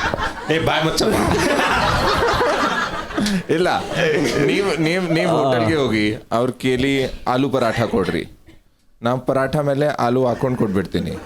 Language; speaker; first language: Kannada; non-native, local second language; Punjabi